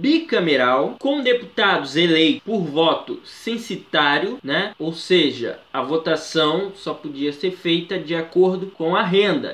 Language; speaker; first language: Portuguese; native; Portuguese